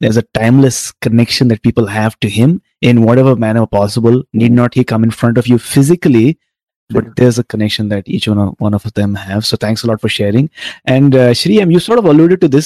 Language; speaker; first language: English; non-native, local second language; Tamil